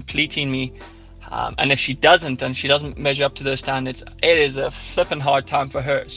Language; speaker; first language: English; native; English